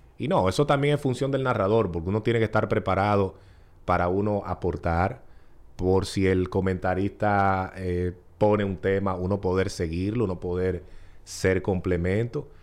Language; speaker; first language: Spanish; native; Spanish